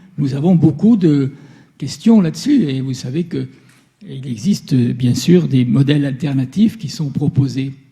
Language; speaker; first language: French; native; French